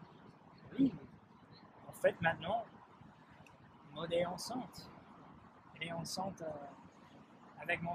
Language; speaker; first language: French; non-native, learner; English